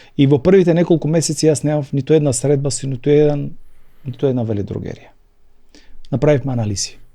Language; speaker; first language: Macedonian; non-native, local second language; Albanian